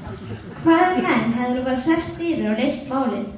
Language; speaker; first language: Icelandic; native; Icelandic